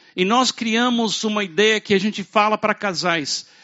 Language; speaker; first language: Portuguese; non-native, fluent; English